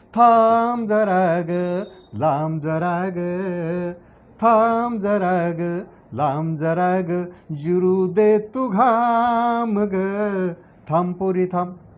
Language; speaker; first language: Marathi; native; Marathi